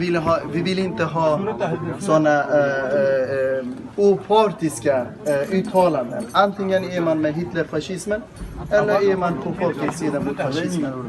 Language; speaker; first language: Swedish; non-native, fluent; Kurdish